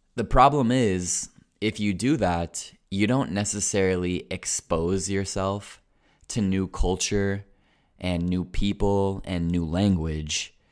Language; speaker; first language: English; native; English